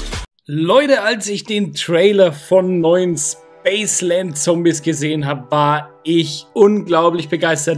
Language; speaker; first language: German; native; German